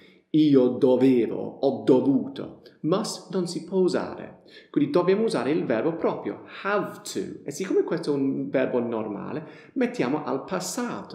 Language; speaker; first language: Italian; non-native, fluent; English